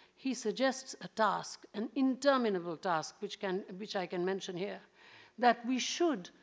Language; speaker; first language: English; non-native, local second language; Bangla